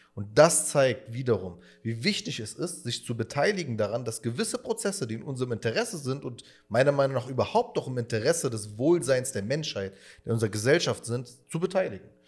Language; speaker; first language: German; early bilingual, other home language; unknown